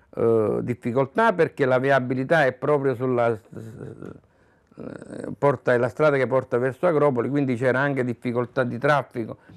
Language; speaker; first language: Italian; native; Italian